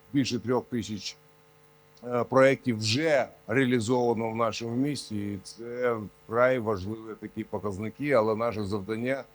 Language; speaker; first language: Ukrainian; non-native, local second language; Russian